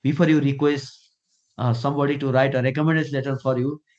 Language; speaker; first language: English; non-native, local second language; Nepali